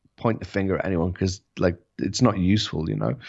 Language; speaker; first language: English; native; English